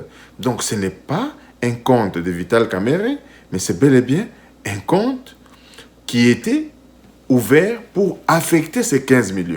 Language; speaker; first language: French; non-native, local second language; Lingala